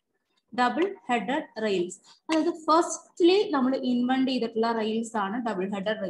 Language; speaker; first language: Malayalam; native; Malayalam